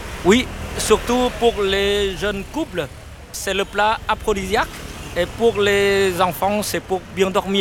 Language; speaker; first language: French; non-native, fluent; Vietnamese